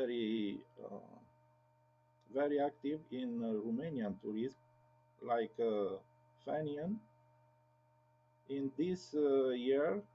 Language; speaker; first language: English; non-native, learner; Romanian